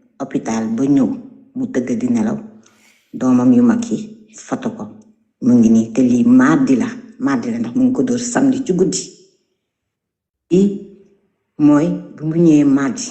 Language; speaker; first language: Wolof; native; Wolof